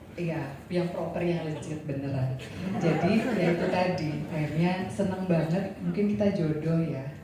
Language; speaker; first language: Indonesian; native; Indonesian